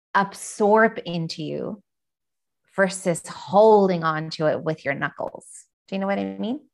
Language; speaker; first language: English; non-native, fluent; Finnish